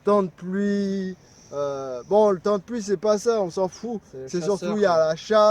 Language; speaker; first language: French; native; French